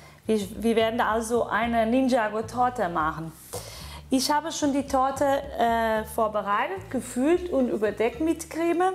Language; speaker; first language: German; non-native, fluent; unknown